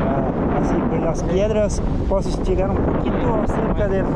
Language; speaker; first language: Spanish; non-native, learner; Portuguese